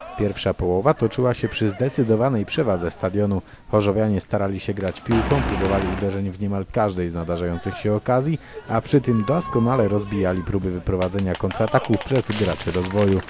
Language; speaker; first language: Polish; native; Polish